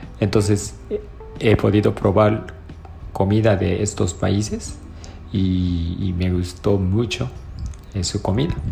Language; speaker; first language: Spanish; non-native, learner; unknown